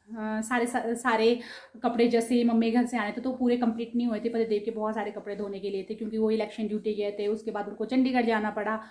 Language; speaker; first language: Hindi; non-native, local second language; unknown